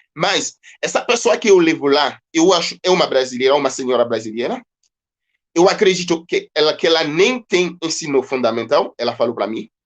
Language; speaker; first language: Portuguese; non-native, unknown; Haitian Creole